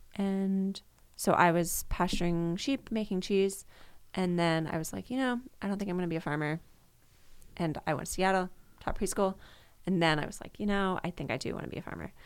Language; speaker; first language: English; native; English